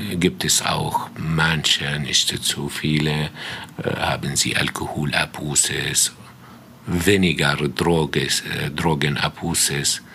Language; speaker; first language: German; non-native, fluent; Arabic